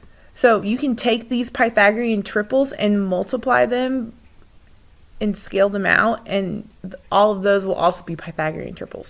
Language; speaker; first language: English; native; English